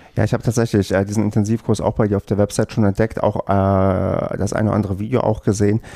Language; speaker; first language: German; native; German